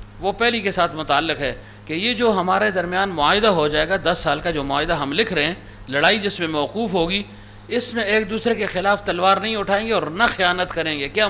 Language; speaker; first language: Urdu; non-native, local second language; Pashto